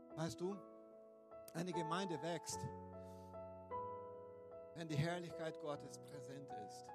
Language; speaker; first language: German; non-native, fluent; Portuguese